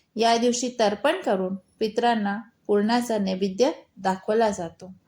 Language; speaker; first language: Marathi; non-native, local second language; Hindi